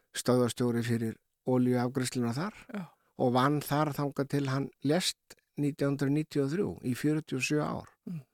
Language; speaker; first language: Icelandic; native; Icelandic